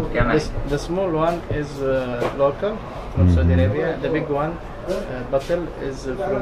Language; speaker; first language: English; non-native, local second language; Arabic